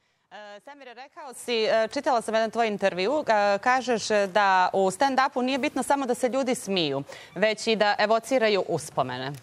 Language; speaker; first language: Serbian; native; Serbian